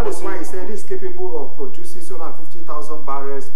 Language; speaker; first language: English; non-native, local second language; Yoruba